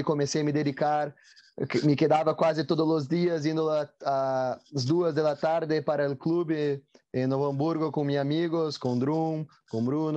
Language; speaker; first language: Spanish; non-native, learner; Portuguese